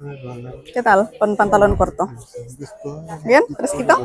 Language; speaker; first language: Spanish; non-native, fluent; Indonesian